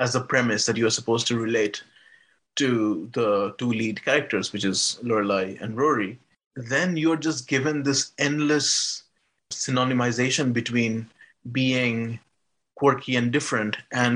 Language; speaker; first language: English; non-native, local second language; Bangla